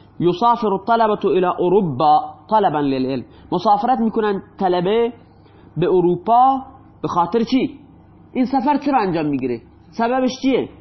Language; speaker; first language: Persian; non-native, local second language; Baluchi